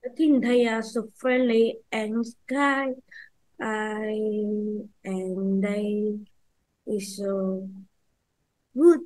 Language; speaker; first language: English; non-native, learner; Vietnamese